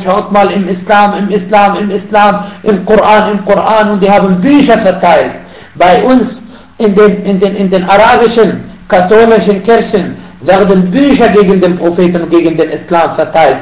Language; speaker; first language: German; non-native, fluent; Arabic